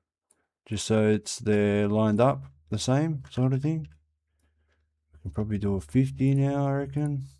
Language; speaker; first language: English; native; English